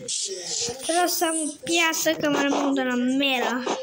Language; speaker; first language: Bulgarian; early bilingual, heritage; Bulgarian